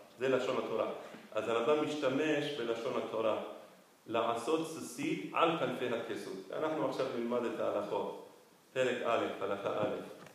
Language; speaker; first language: Hebrew; non-native, fluent; Spanish